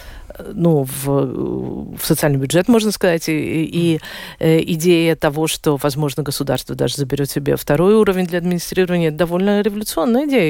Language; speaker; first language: Russian; native; Russian